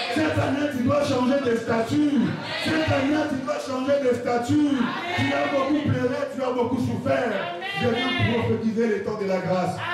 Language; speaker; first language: French; non-native, local second language; Lingala